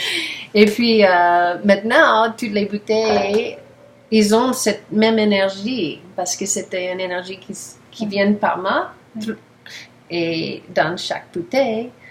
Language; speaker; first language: French; non-native, learner; English